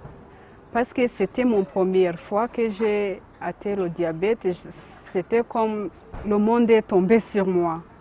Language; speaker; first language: French; non-native, local second language; Kinyarwanda